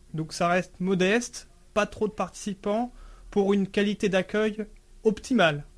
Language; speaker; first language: French; native; French